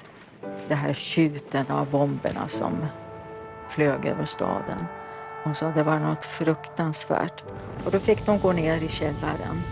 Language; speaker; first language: Swedish; early bilingual, other home language; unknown